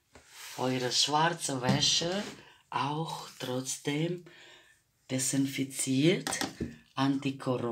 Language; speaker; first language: German; non-native, fluent; Croatian